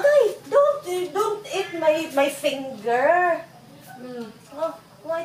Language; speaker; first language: English; non-native, learner; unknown